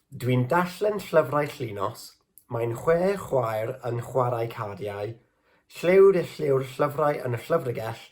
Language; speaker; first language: Welsh; non-native, learner; English